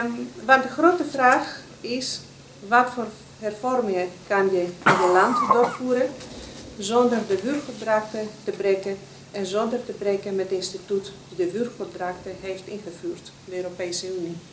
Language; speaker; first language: Dutch; non-native, fluent; Greek